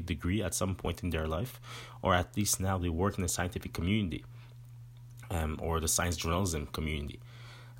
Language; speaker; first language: English; non-native, fluent; French